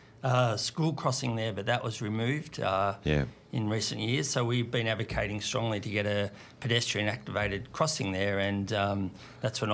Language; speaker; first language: English; native; English